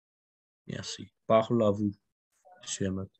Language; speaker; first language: French; non-native, fluent; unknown